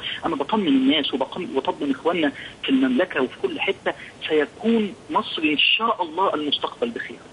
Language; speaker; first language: Arabic; native; Arabic